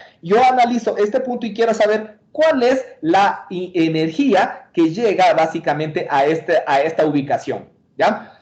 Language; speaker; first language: Spanish; native; Spanish